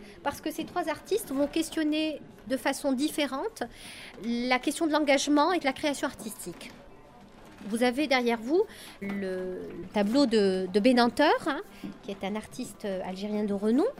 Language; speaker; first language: French; native; French